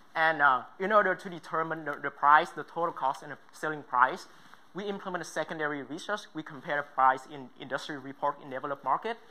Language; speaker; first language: English; non-native, fluent; Vietnamese